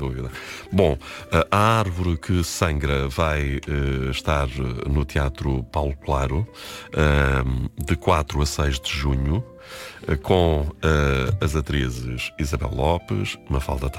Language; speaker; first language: Portuguese; native; Portuguese